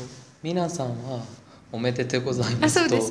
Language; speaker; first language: Japanese; non-native, learner; Persian